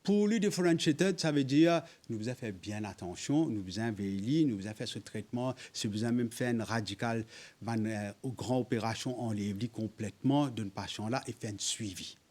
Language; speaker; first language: French; non-native, local second language; Morisyen